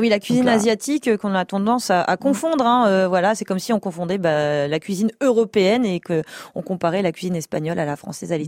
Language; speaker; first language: French; native; French